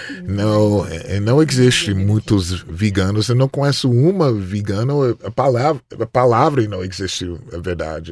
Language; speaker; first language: Portuguese; non-native, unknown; English